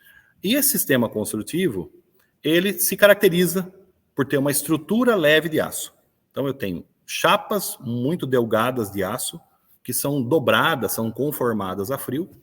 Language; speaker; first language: Portuguese; native; Portuguese